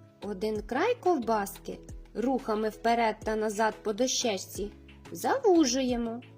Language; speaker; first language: Ukrainian; native; Ukrainian